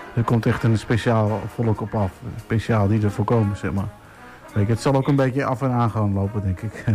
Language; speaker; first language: Dutch; native; Dutch